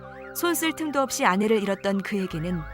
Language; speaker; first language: Korean; native; Korean